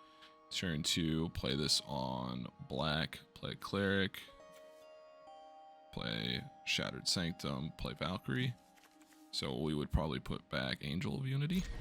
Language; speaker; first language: English; native; English